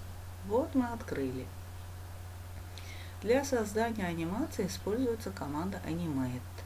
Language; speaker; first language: Russian; non-native, local second language; Uzbek